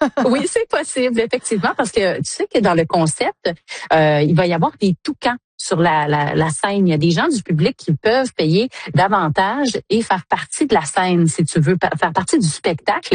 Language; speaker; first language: French; native; French